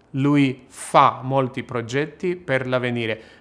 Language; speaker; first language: Italian; non-native, fluent; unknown